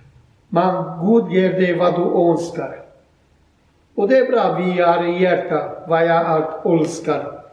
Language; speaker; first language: Swedish; non-native, learner; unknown